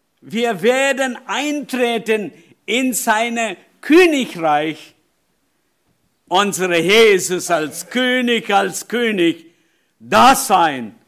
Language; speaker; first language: German; non-native, learner; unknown